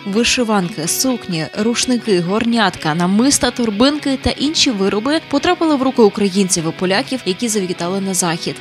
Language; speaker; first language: Ukrainian; native; Ukrainian